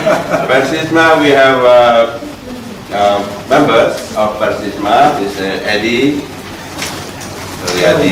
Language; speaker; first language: English; non-native, fluent; Indonesian